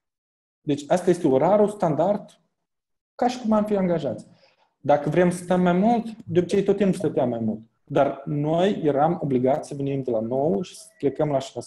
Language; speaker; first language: Romanian; native; Romanian